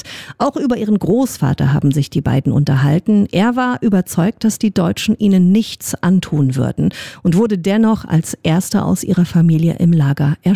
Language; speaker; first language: German; native; German